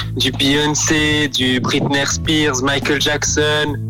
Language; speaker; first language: French; native; French